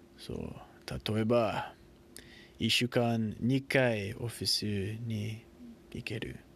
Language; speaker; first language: Japanese; non-native, learner; English